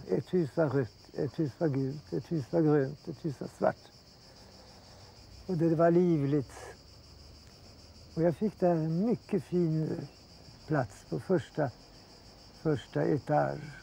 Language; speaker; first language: Swedish; early bilingual, heritage; Swedish